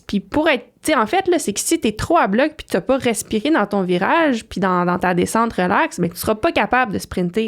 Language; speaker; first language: French; native; French